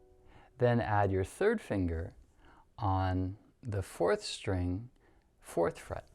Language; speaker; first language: English; native; English